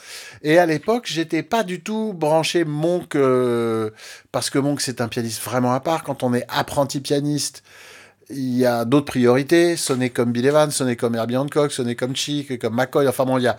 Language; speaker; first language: French; native; French